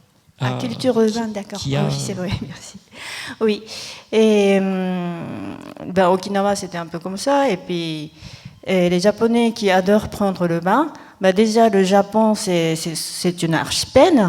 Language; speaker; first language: French; non-native, fluent; Japanese